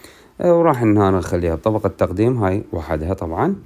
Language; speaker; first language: Arabic; native; Arabic